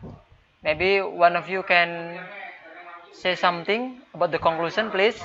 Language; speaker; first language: English; non-native, fluent; Indonesian